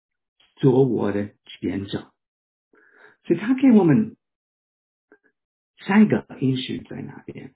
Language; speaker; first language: Chinese; non-native, fluent; English